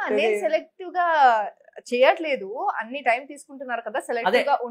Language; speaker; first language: Telugu; non-native, local second language; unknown